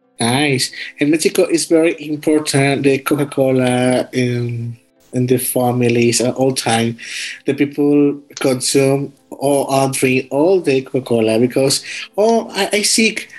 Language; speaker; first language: English; non-native, learner; Spanish